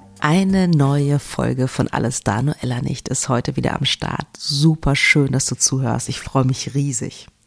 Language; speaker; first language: German; native; German